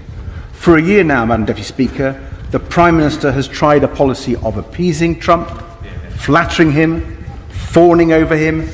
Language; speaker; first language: English; native; English